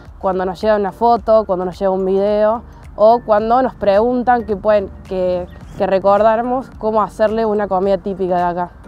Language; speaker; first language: Spanish; native; Spanish